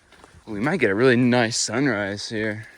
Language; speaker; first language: English; native; English